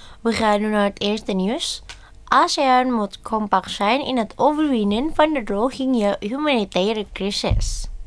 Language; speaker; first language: Dutch; non-native, fluent; Indonesian